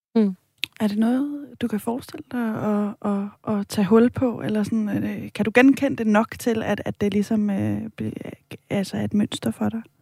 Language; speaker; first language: Danish; native; Danish